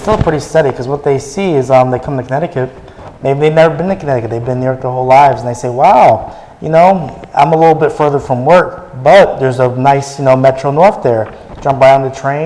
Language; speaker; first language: English; native; English